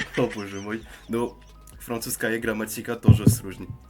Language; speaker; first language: Russian; non-native, learner; French